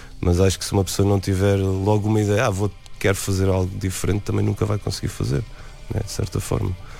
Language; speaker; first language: Portuguese; native; Portuguese